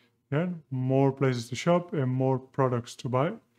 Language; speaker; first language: English; non-native, fluent; Spanish